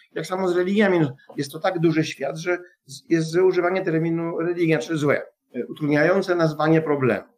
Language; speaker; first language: Polish; native; Polish